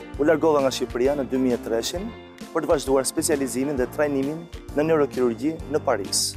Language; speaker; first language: Albanian; native; Albanian